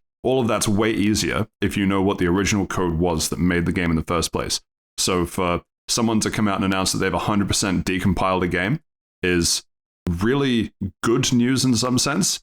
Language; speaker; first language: English; native; English